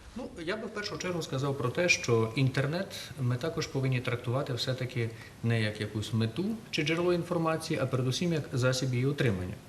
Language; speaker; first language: Ukrainian; native; Ukrainian